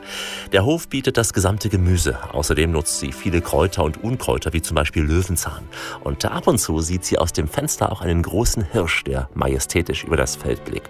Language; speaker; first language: German; native; German